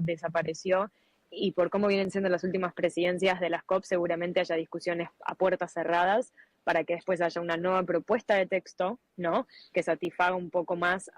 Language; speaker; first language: Spanish; native; Spanish